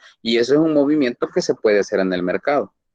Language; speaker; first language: Spanish; native; Spanish